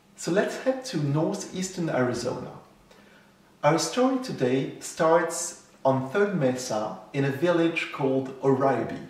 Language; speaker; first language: English; non-native, fluent; French